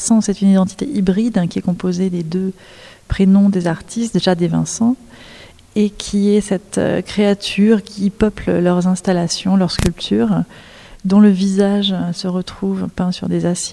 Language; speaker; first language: French; native; French